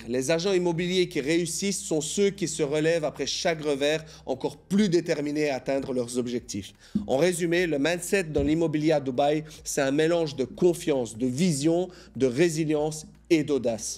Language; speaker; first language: French; native; French